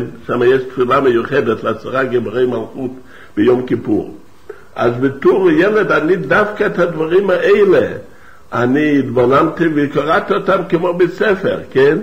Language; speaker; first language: Hebrew; non-native, fluent; Yiddish